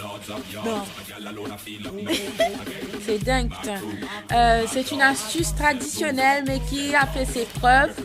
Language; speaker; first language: French; native; French